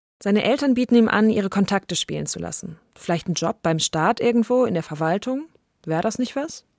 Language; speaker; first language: German; native; German